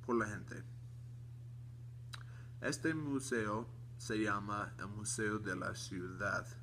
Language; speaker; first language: Spanish; non-native, learner; English